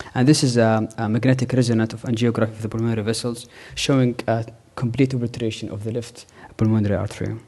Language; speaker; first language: English; non-native, fluent; Arabic